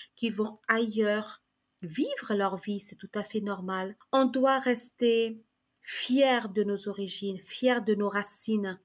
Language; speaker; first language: French; early bilingual, other home language; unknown